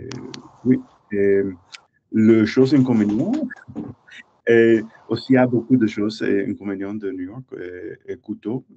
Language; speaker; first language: French; non-native, learner; English